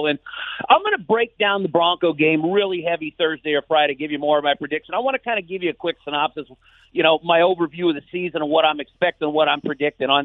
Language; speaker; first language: English; native; English